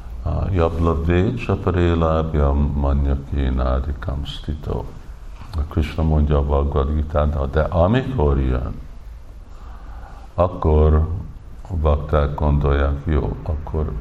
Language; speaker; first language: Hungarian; early bilingual, heritage; English